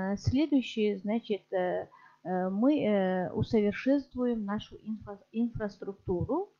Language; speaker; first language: Russian; non-native, local second language; Kazakh